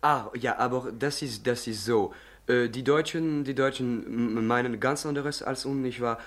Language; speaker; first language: German; non-native, learner; French